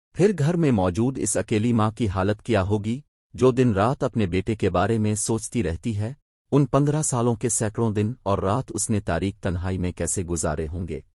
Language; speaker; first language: Urdu; non-native, local second language; Baluchi